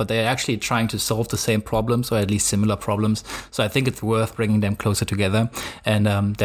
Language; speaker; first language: English; non-native, fluent; German